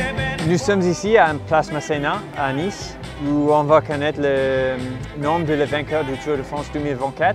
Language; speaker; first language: French; non-native, fluent; English